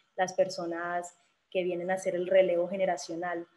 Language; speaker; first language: Spanish; native; Spanish